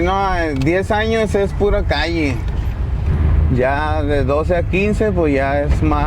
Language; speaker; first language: Spanish; native; Spanish